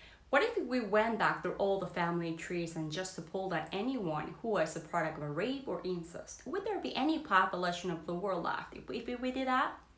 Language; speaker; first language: English; non-native, fluent; Korean